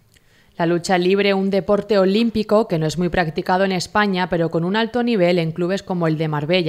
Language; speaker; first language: Spanish; native; Spanish